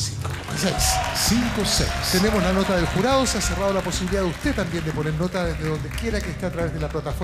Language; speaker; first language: Spanish; native; Spanish